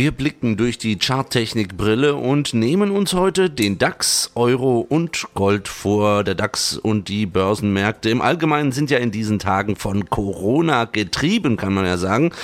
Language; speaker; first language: German; native; German